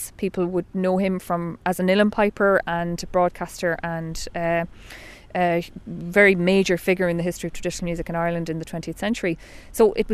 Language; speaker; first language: English; native; English